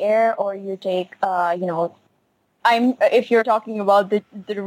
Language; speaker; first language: English; non-native, local second language; Khowar